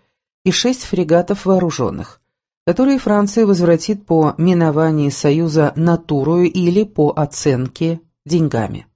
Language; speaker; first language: Russian; native; Russian